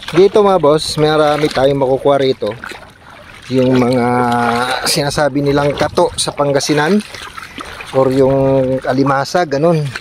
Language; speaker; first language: Filipino; non-native, local second language; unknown